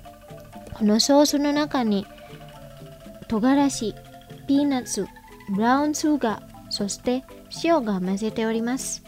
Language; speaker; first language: Japanese; non-native, fluent; Indonesian